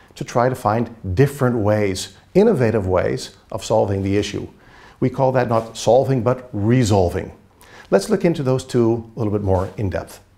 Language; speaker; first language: English; native; English